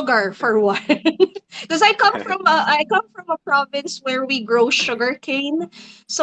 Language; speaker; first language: English; non-native, local second language; Filipino